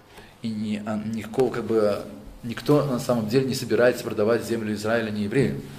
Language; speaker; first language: Russian; native; Russian